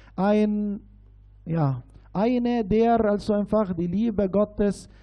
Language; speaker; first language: German; non-native, fluent; Arabic